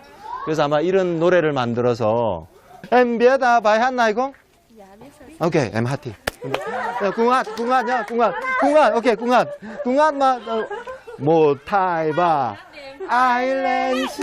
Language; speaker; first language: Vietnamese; non-native, learner; Korean